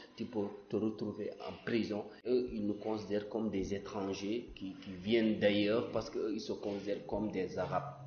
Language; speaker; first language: French; non-native, local second language; Fula